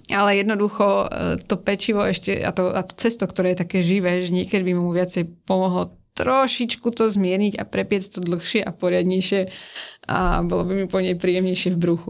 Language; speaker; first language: Slovak; early bilingual, heritage; Slovak